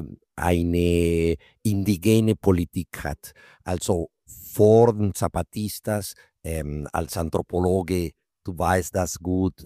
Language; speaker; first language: German; non-native, fluent; Spanish